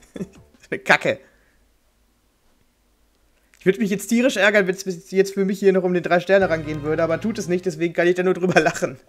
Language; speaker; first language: German; native; German